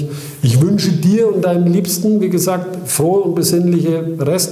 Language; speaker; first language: German; native; German